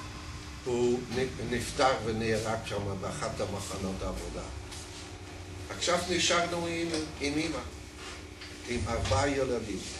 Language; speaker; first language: Hebrew; non-native, fluent; Dutch